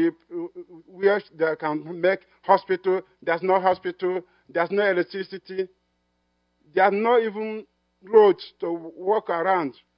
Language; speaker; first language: English; non-native, local second language; Igbo